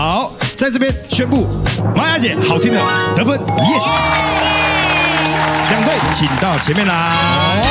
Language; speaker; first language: Chinese; native; Chinese